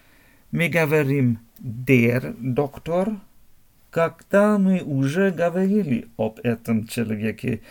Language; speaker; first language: Russian; non-native, fluent; German